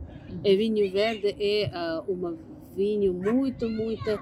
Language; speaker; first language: Portuguese; non-native, learner; English